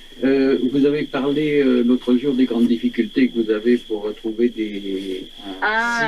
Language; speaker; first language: French; native; French